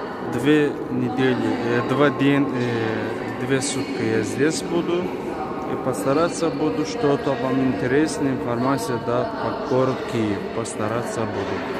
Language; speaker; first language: Russian; non-native, learner; Azerbaijani